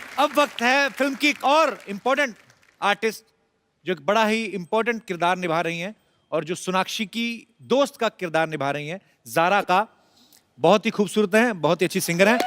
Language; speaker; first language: Hindi; non-native, local second language; Punjabi